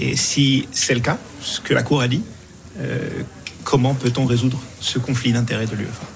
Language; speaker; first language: French; non-native, local second language; Arabic